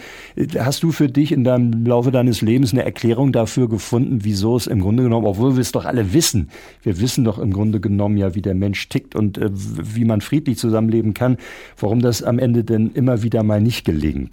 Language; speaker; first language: German; native; German